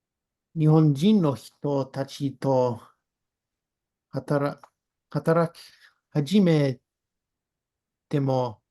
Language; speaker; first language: Japanese; non-native, learner; English